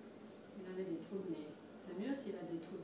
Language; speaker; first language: French; native; French